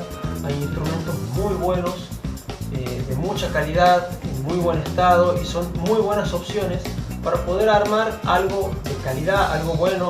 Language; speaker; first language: Spanish; native; Spanish